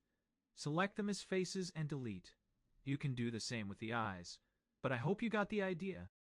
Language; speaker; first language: English; non-native, fluent; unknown